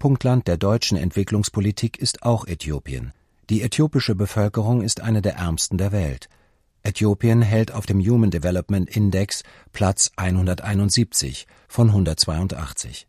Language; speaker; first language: German; native; German